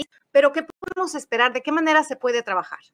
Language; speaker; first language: Spanish; native; Spanish